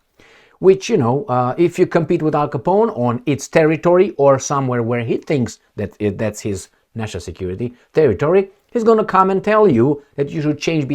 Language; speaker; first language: English; non-native, fluent; Romanian